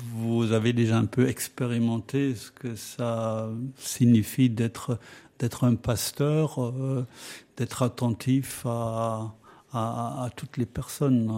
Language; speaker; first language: French; native; French